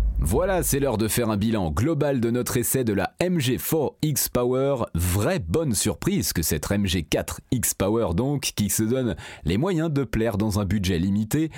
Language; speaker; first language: French; native; French